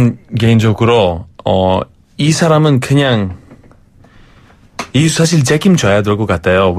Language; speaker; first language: Korean; non-native, fluent; Greek